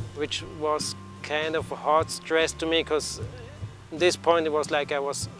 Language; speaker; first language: English; non-native, fluent; Swiss German